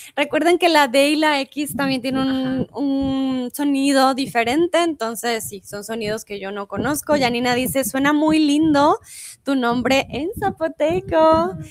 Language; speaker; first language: Spanish; native; Spanish